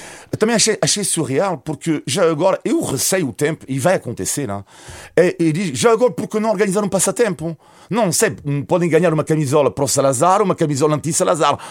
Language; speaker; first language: Portuguese; non-native, fluent; French